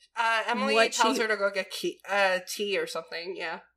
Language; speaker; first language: English; native; English